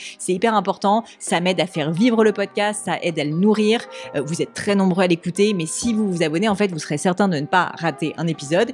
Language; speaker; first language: French; native; French